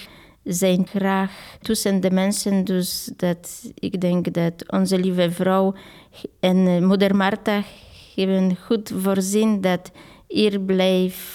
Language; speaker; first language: Dutch; non-native, fluent; Polish